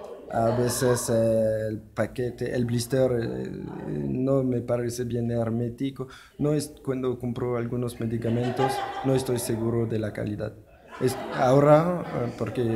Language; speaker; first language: Spanish; non-native, learner; French